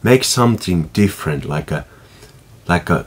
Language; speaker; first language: English; non-native, fluent; Finnish